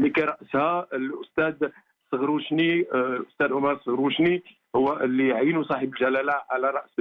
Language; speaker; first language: Arabic; native; Arabic